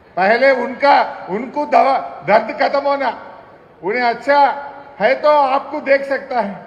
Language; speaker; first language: Hindi; non-native, local second language; Telugu